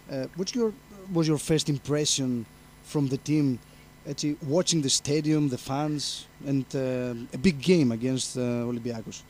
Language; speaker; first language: English; non-native, fluent; Greek